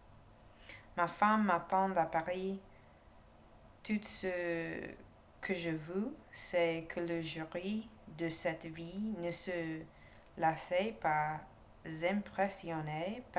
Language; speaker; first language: French; non-native, learner; English